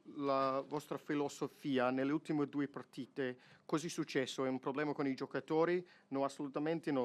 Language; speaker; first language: Italian; non-native, fluent; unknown